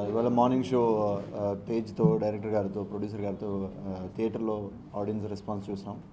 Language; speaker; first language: Telugu; non-native, learner; Tamil